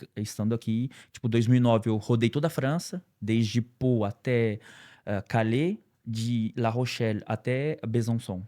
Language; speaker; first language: Portuguese; native; Portuguese